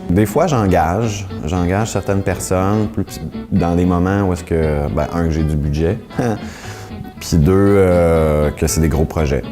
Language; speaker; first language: French; native; French